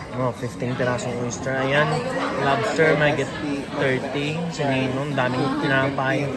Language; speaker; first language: Filipino; non-native, local second language; Hiligaynon